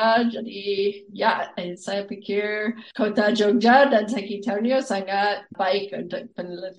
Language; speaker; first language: Indonesian; non-native, fluent; English